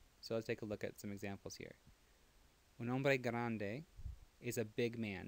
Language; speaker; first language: English; native; English